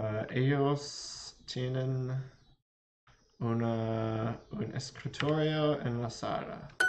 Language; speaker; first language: Spanish; non-native, learner; English